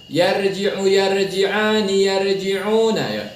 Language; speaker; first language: Arabic; non-native, fluent; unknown